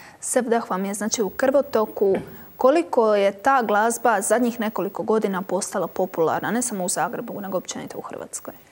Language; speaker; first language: Croatian; native; Croatian